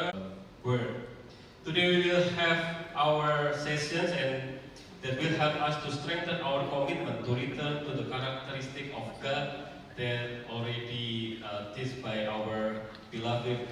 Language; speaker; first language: English; non-native, fluent; Indonesian